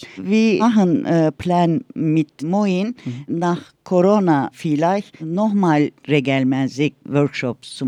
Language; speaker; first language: German; non-native, learner; Turkish